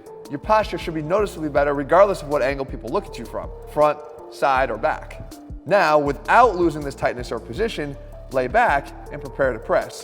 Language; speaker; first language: English; native; English